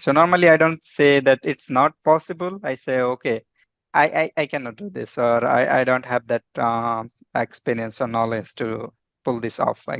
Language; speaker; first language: English; non-native, fluent; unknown